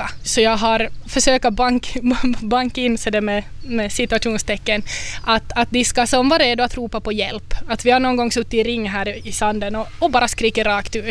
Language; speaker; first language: Swedish; native; Swedish